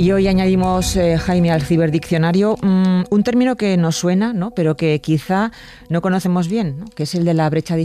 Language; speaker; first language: Spanish; native; Spanish